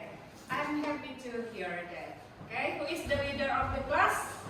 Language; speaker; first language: English; non-native, fluent; Indonesian